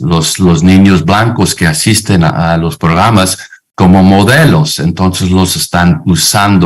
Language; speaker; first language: Spanish; non-native, fluent; English